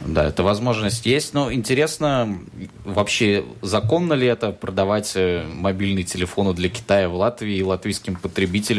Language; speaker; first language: Russian; native; Russian